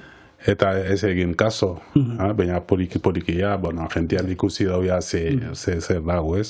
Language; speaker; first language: Basque; non-native, learner; Wolof